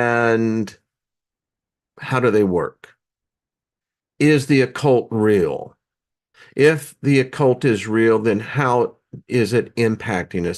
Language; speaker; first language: English; native; English